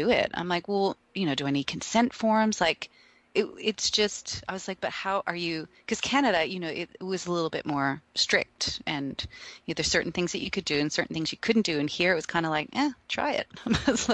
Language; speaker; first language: English; native; English